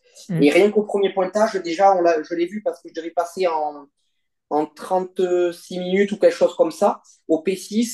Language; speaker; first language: French; native; French